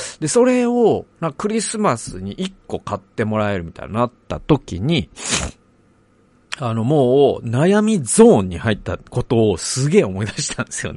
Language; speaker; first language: Japanese; native; Japanese